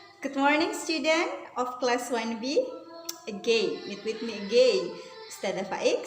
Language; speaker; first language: English; non-native, learner; Indonesian